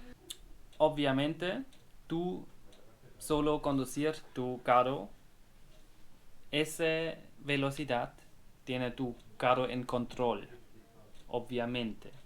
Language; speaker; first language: Spanish; non-native, learner; German